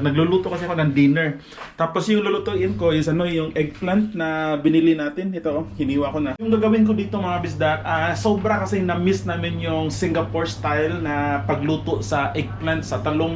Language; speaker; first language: Filipino; non-native, local second language; Cebuano